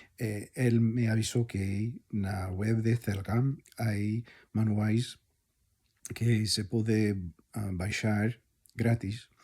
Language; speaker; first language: Galician; non-native, fluent; English